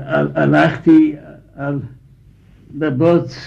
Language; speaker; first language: Hebrew; non-native, fluent; Yiddish